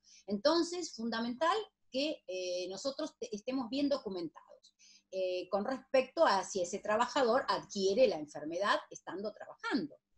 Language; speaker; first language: Spanish; native; Spanish